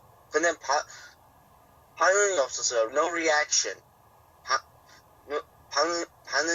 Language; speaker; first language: Korean; early bilingual, heritage; Korean